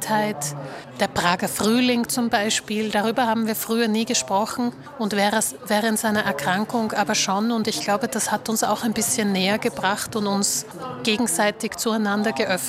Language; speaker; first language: German; early bilingual, other home language; Slovak